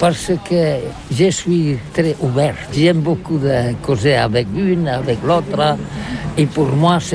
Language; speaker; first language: French; non-native, learner; Catalan